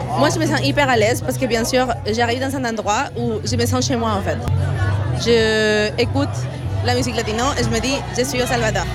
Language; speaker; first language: French; non-native, fluent; Spanish